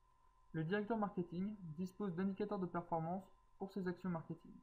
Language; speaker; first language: French; native; French